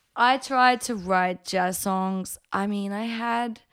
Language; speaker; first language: English; early bilingual, other home language; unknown